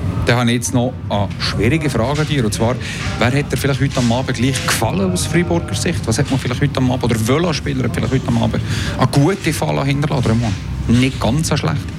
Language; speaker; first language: German; native; German